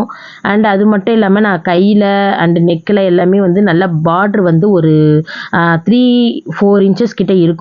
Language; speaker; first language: Tamil; native; Tamil